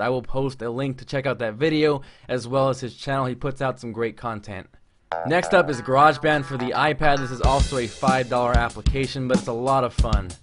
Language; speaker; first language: English; native; English